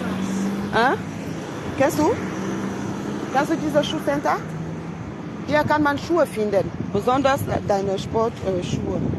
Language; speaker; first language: German; non-native, fluent; French